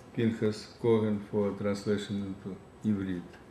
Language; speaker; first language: English; non-native, learner; Russian